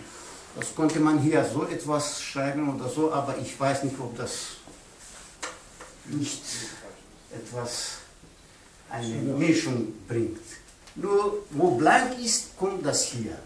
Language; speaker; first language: German; non-native, learner; Pashto